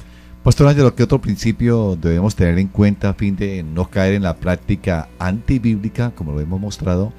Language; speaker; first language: Spanish; native; Spanish